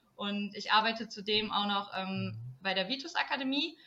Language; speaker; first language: German; native; German